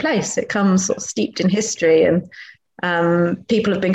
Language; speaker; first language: English; native; English